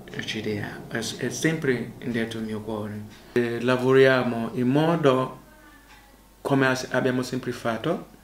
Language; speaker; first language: Italian; non-native, learner; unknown